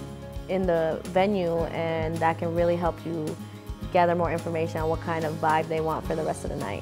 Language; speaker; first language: English; native; English